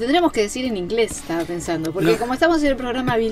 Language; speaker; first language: Spanish; native; Spanish